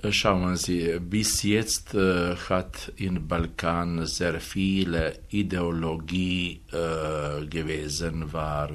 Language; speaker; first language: German; non-native, fluent; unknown